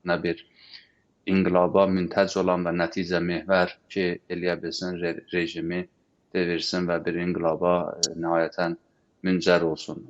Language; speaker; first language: Azerbaijani; native; Azerbaijani